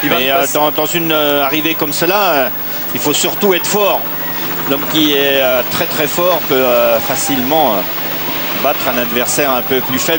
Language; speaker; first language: French; native; French